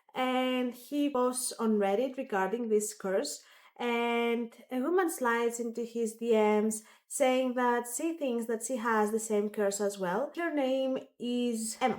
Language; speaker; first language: English; non-native, fluent; Greek